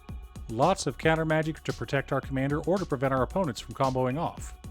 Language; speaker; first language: English; native; English